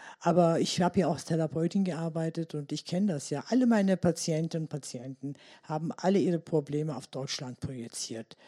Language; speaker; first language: German; early bilingual, other home language; Turkish